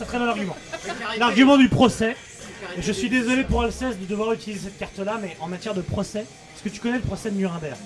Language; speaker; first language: French; native; French